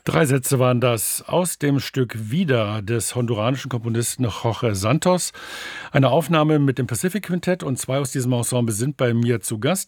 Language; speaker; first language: German; native; German